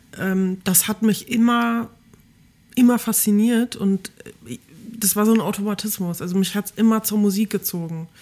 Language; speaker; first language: German; early bilingual, other home language; Polish